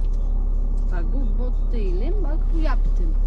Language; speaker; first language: Turkish; non-native, fluent; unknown